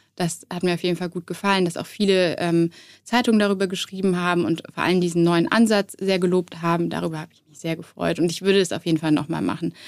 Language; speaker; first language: German; native; German